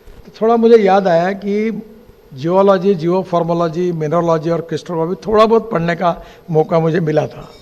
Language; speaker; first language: Hindi; non-native, local second language; Marathi